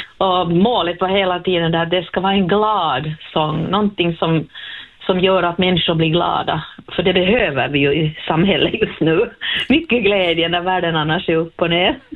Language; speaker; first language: Swedish; native; Swedish